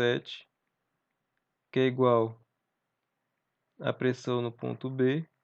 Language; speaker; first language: Portuguese; native; Portuguese